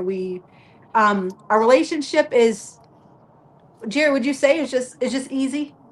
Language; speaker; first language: English; native; English